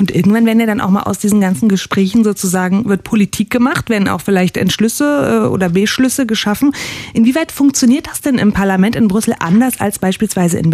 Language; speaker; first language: German; native; German